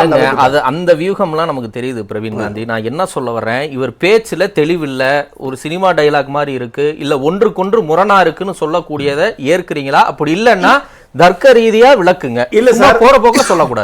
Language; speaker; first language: Tamil; native; Tamil